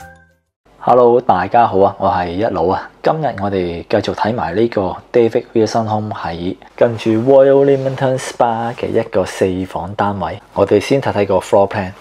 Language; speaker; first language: Cantonese; native; Cantonese